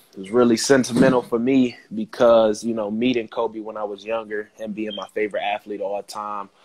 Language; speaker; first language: English; native; English